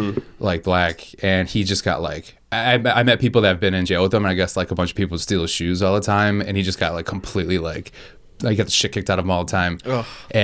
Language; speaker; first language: English; native; English